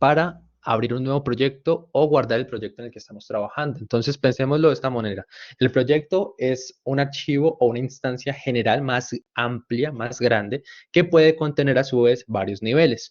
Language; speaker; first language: Spanish; native; Spanish